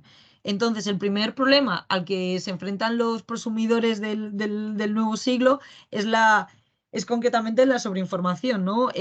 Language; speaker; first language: Spanish; native; Spanish